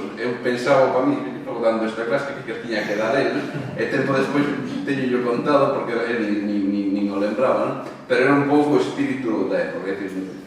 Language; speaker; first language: Galician; non-native, local second language; Spanish